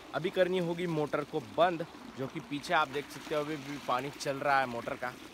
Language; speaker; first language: Hindi; non-native, local second language; Marathi